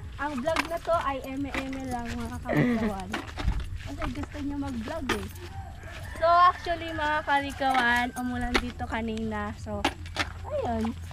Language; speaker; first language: Filipino; non-native, local second language; Bikol